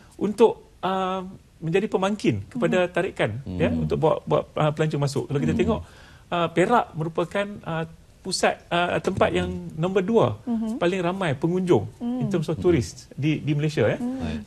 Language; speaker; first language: Malay; native; Malay